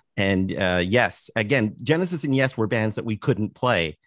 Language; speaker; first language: English; native; English